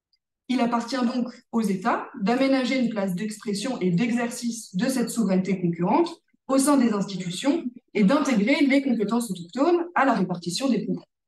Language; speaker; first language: French; native; French